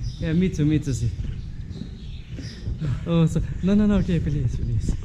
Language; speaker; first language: English; non-native, learner; Turkish